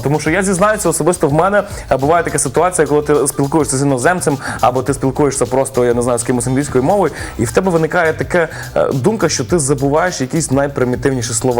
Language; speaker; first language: Ukrainian; native; Ukrainian